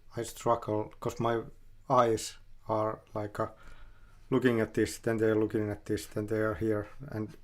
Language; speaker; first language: English; non-native, fluent; Finnish